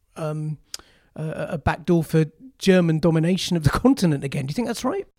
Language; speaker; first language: English; native; English